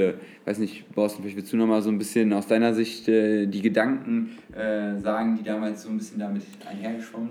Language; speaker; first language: German; native; German